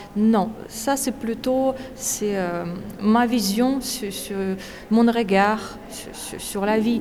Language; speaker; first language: French; non-native, fluent; Russian